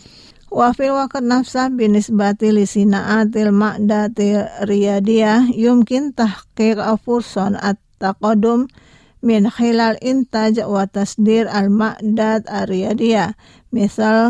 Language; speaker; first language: Arabic; non-native, fluent; Indonesian